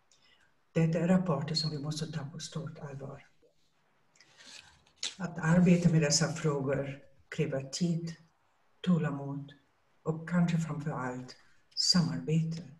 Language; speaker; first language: Swedish; non-native, fluent; German